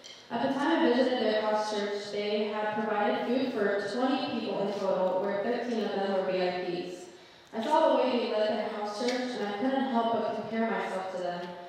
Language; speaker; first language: English; early bilingual, other home language; Korean